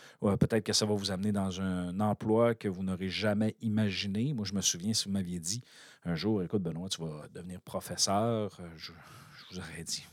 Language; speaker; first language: French; native; French